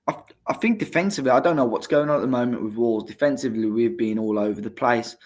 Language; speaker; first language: English; native; English